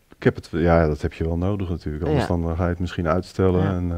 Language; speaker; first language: Dutch; native; Dutch